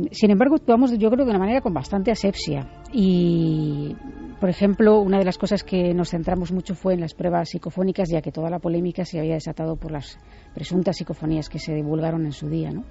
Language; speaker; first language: Spanish; native; Spanish